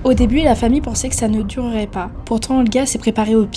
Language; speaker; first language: French; native; French